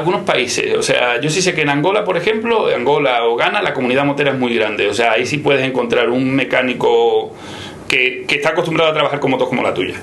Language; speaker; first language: Spanish; native; Spanish